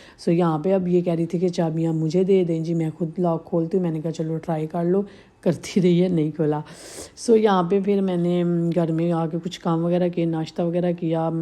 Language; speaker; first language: Urdu; native; Urdu